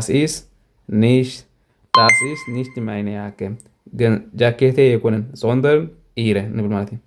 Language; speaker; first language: German; non-native, learner; Tigrinya